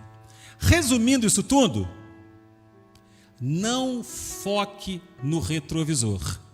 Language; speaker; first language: Portuguese; native; Portuguese